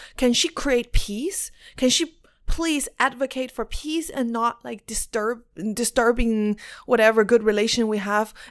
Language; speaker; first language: English; non-native, fluent; Chinese